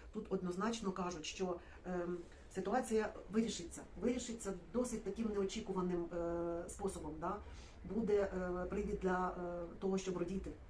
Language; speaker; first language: Ukrainian; non-native, local second language; Russian